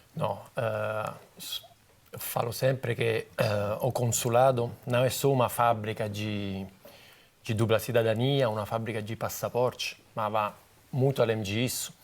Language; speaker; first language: Portuguese; non-native, fluent; Italian